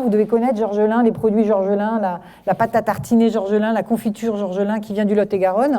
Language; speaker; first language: French; native; French